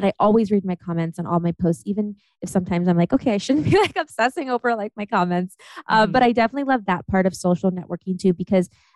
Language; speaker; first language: English; native; English